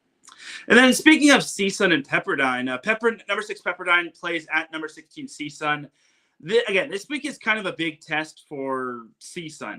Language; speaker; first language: English; native; English